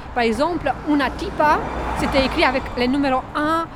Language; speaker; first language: French; non-native, fluent; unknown